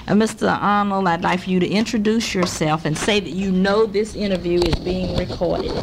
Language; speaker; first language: English; native; English